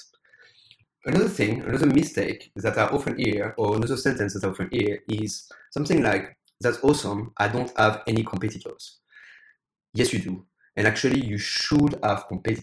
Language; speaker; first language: English; non-native, fluent; French